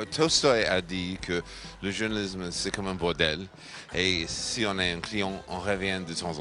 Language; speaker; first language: French; non-native, fluent; English